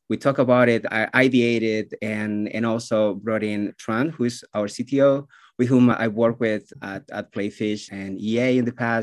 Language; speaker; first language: English; non-native, fluent; Spanish